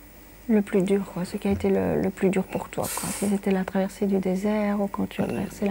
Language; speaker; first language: French; native; French